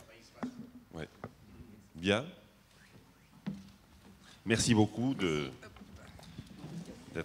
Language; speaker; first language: French; native; French